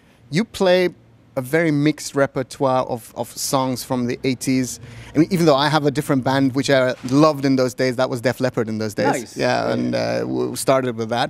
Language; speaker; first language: English; non-native, fluent; German